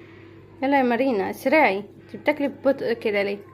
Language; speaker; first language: Arabic; native; Arabic